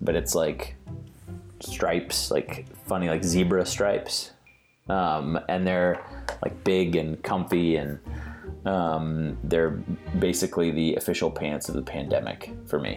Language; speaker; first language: English; native; English